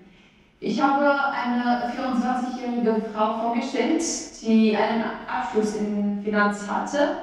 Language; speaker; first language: German; non-native, learner; Albanian